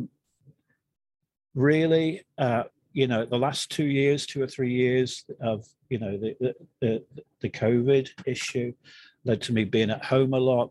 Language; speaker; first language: English; native; English